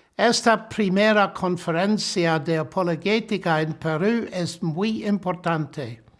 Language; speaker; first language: Spanish; non-native, learner; English